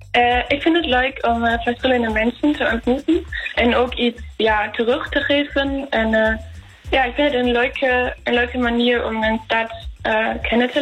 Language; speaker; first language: Dutch; non-native, learner; German